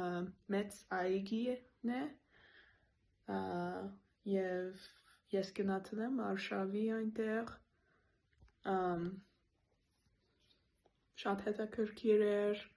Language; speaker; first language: Armenian; non-native, learner; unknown